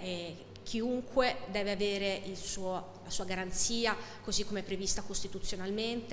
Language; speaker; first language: Italian; native; Italian